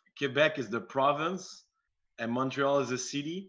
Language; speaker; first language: English; non-native, fluent; French